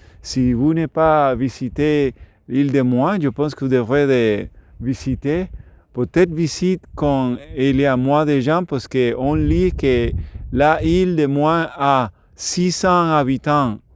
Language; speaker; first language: French; non-native, learner; Spanish